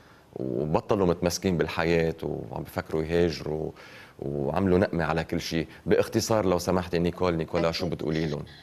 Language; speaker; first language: Arabic; native; Arabic